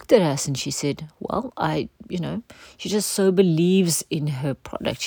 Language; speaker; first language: English; native; English